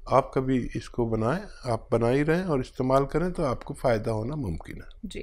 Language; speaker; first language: Hindi; native; Hindi